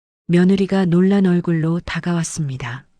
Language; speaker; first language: Korean; native; Korean